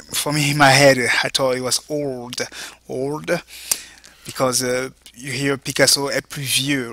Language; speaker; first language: English; non-native, fluent; French